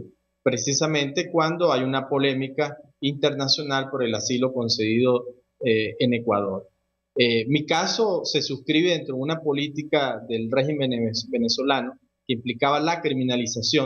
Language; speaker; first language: Spanish; native; Spanish